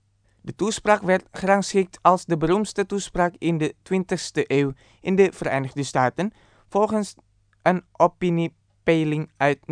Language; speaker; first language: Dutch; non-native, fluent; Indonesian